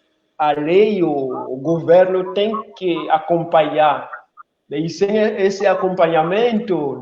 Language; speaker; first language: Portuguese; non-native, local second language; Haitian Creole